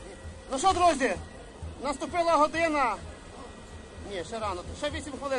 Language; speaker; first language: Ukrainian; native; Ukrainian